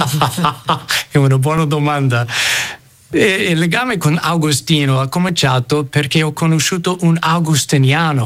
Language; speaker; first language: Italian; non-native, fluent; English